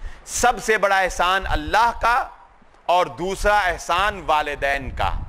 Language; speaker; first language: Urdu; non-native, local second language; Punjabi